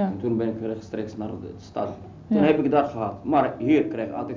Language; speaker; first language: Dutch; non-native, learner; Arabic